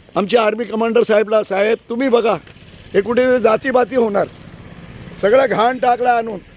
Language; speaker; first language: Marathi; non-native, local second language; Urdu